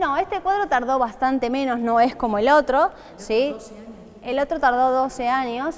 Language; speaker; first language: Spanish; native; Spanish